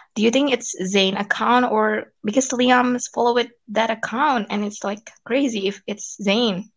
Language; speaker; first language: English; non-native, fluent; Indonesian